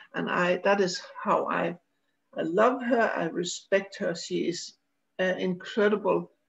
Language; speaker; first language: English; non-native, fluent; Danish